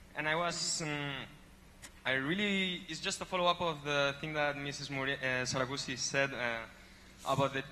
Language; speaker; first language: English; non-native, fluent; Spanish